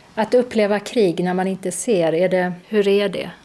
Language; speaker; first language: Swedish; native; Swedish